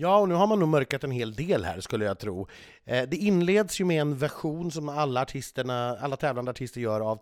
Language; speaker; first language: Swedish; native; Swedish